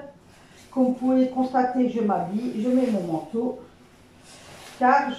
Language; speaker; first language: French; native; French